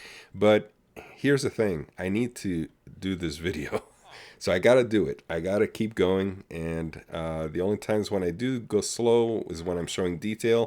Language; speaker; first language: English; native; English